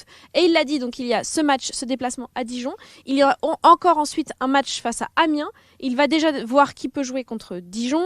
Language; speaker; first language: French; native; French